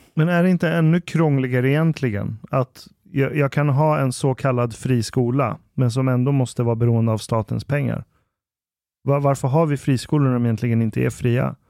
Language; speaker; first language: Swedish; early bilingual, other home language; Persian